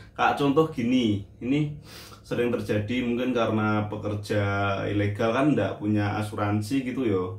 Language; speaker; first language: Indonesian; native; Indonesian